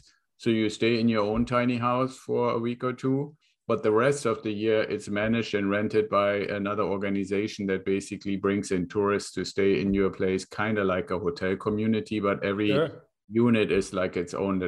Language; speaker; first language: English; non-native, fluent; German